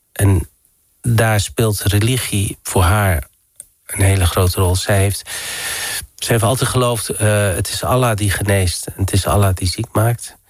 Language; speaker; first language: Dutch; early bilingual, other home language; Riffian